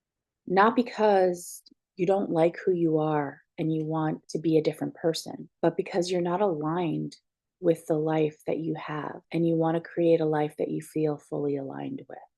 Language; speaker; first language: English; native; English